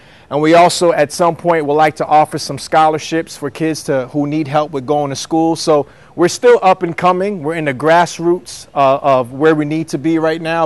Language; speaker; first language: English; native; English